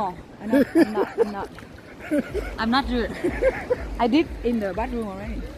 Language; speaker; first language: English; non-native, learner; Vietnamese